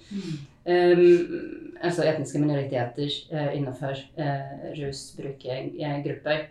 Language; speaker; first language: Norwegian; non-native, fluent; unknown